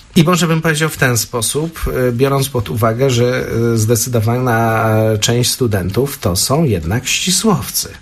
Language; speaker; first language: Polish; native; Polish